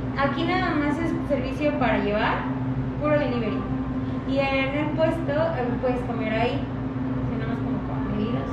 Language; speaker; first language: Spanish; native; Spanish